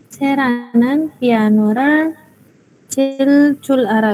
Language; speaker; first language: Korean; non-native, learner; Indonesian